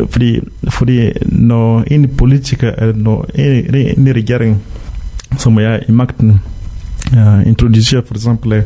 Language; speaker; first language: Danish; non-native, fluent; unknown